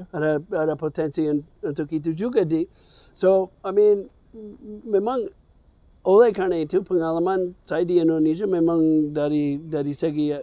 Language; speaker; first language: Indonesian; non-native, fluent; English